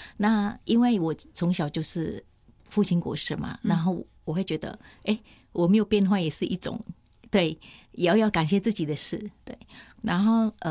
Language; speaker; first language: Chinese; non-native, fluent; Vietnamese